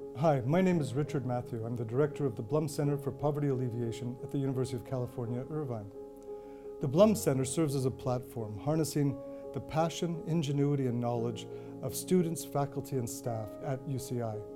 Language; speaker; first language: English; native; English